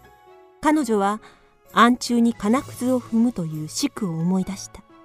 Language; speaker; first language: Japanese; native; Japanese